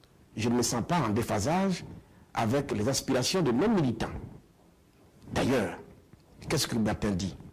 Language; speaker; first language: French; non-native, local second language; Baoulé